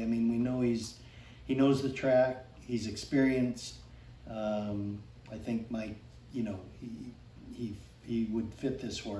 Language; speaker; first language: English; native; English